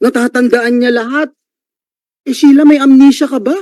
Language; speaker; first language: Filipino; native; Filipino